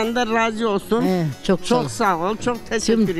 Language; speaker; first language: Turkish; non-native, local second language; Zaza